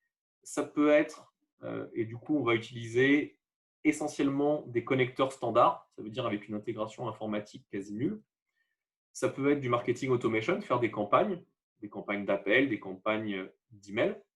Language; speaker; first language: French; native; French